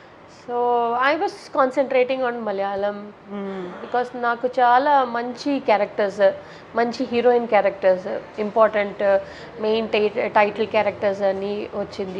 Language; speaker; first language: Telugu; non-native, fluent; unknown